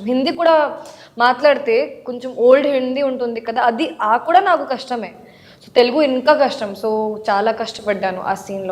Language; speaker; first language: Telugu; non-native, learner; Hindi